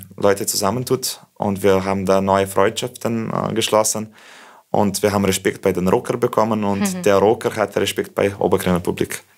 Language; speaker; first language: German; non-native, fluent; Slovenian